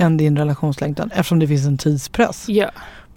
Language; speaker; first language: Swedish; native; Swedish